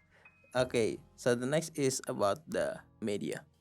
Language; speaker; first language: English; non-native, learner; Indonesian